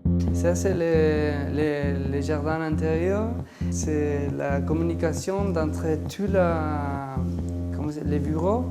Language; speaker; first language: French; non-native, fluent; Spanish